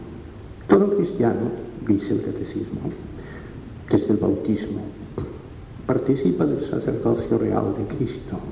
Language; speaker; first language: Spanish; non-native, local second language; Catalan